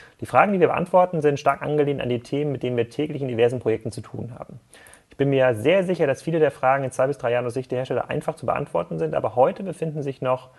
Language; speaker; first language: German; native; German